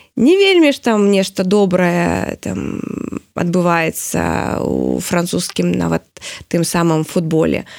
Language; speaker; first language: Belarusian; non-native, local second language; Russian